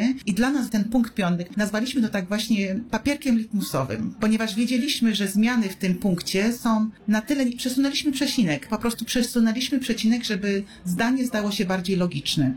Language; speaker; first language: Polish; native; Polish